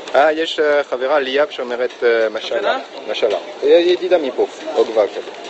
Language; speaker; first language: Hebrew; non-native, fluent; French